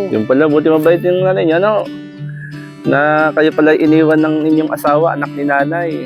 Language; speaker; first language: Filipino; native; Filipino